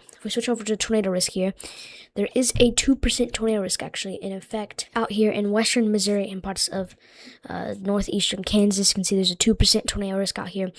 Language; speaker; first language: English; native; English